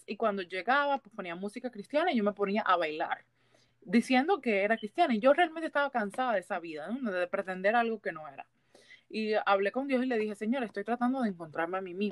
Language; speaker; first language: Spanish; early bilingual, heritage; Spanish